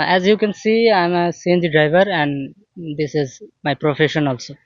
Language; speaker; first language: English; non-native, local second language; Bangla